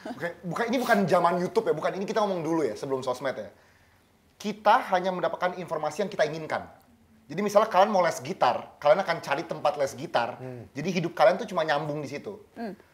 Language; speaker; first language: Indonesian; native; Indonesian